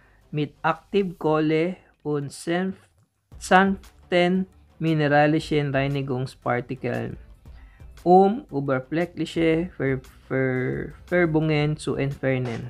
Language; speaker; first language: German; non-native, learner; Filipino